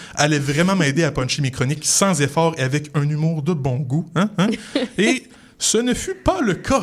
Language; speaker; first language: French; native; French